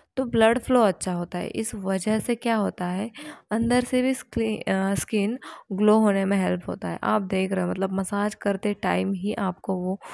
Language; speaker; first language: Hindi; non-native, local second language; Marathi